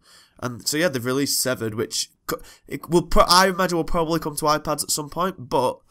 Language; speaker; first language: English; native; English